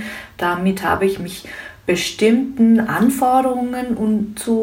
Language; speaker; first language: German; native; German